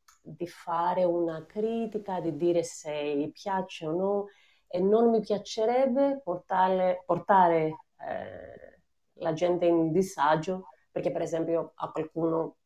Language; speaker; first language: Italian; non-native, fluent; Greek